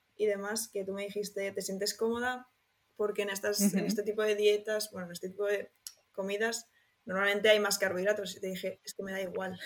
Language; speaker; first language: Spanish; native; Spanish